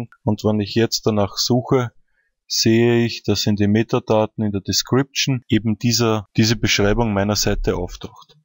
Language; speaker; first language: German; native; German